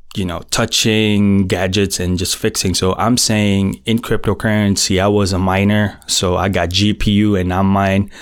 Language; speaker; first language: English; non-native, local second language; Filipino